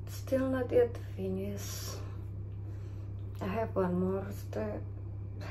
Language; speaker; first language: English; non-native, learner; Indonesian